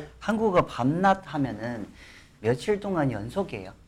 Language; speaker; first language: Korean; non-native, fluent; Chinese